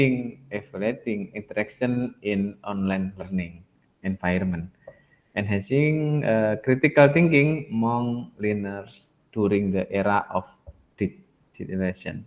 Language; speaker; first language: English; non-native, learner; Indonesian